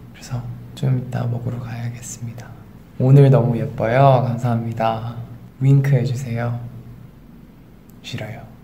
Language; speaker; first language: Korean; early bilingual, other home language; English